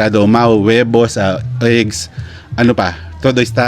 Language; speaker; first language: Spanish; non-native, learner; Pampanga